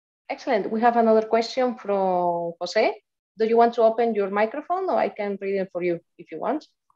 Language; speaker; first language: English; non-native, fluent; Spanish